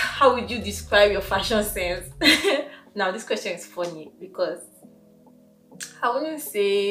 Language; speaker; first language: English; non-native, local second language; Igbo